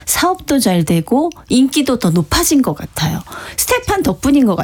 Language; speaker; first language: Korean; native; Korean